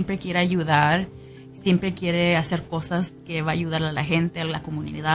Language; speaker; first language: Spanish; early bilingual, heritage; Spanish